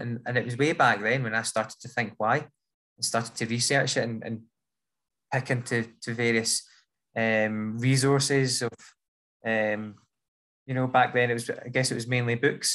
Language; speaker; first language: English; native; English